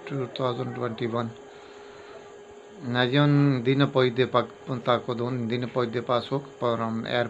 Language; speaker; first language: Filipino; non-native, learner; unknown